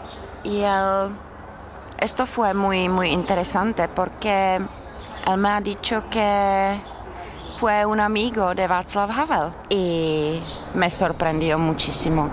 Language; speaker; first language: Spanish; non-native, learner; Czech